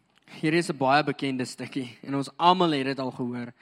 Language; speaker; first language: Afrikaans; native; Afrikaans